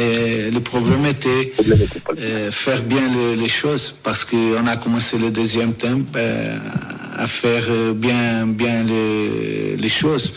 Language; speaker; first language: French; non-native, learner; Portuguese